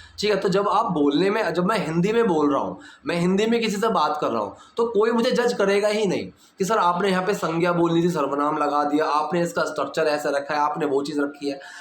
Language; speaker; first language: Hindi; native; Hindi